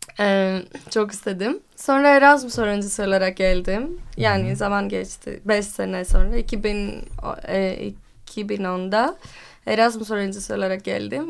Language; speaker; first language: Turkish; non-native, fluent; Greek